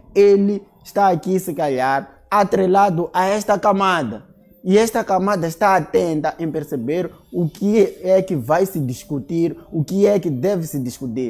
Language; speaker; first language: Portuguese; native; Portuguese